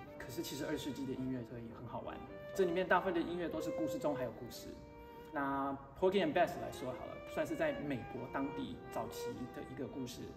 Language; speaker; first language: Chinese; native; Chinese